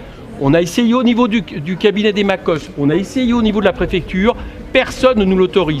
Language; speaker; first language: French; native; French